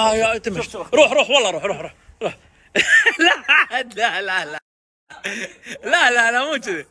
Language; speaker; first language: Arabic; native; Arabic